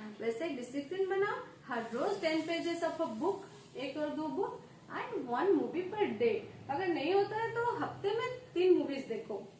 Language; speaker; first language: Hindi; non-native, local second language; Odia